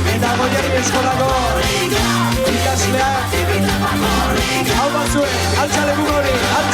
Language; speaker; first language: Basque; native; Basque